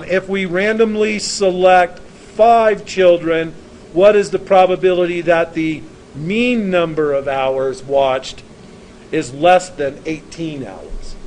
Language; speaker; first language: English; native; English